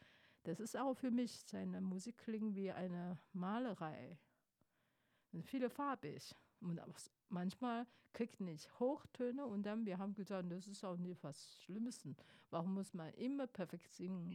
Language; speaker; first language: German; non-native, fluent; Chinese